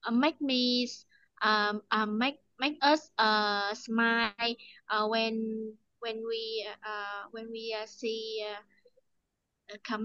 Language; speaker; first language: English; non-native, learner; Vietnamese